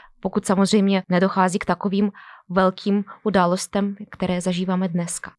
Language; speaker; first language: Czech; non-native, fluent; Russian